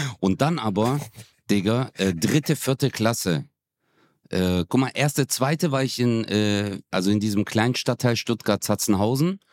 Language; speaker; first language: German; early bilingual, other home language; Turkish